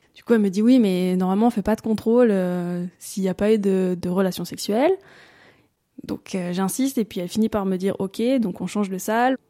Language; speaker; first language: French; native; French